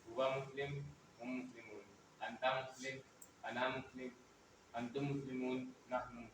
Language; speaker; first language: Arabic; non-native, learner; Urdu